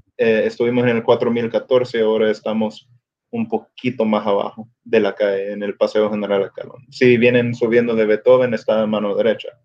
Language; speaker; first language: Spanish; early bilingual, other home language; English